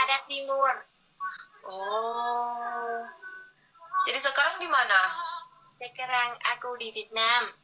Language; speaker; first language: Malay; non-native, learner; Vietnamese